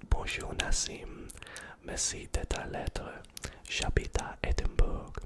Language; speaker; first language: French; non-native, learner; English